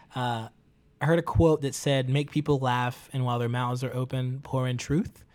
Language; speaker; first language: English; early bilingual, other home language; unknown